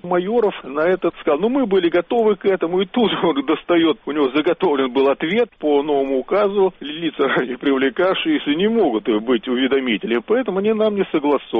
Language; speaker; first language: Russian; native; Russian